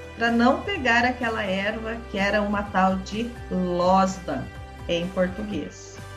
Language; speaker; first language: Portuguese; native; Portuguese